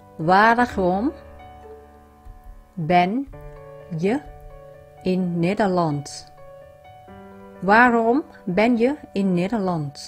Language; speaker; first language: Dutch; non-native, learner; Vietnamese